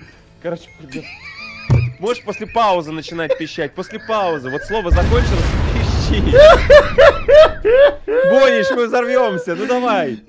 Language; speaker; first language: Russian; native; Russian